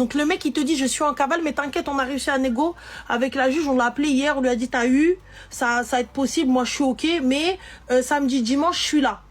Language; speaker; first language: French; native; French